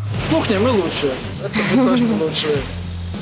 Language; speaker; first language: Russian; non-native, local second language; Armenian